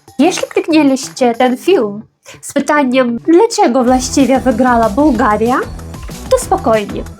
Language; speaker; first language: Polish; non-native, fluent; Ukrainian